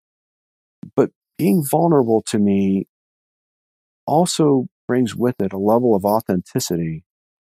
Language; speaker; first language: English; native; English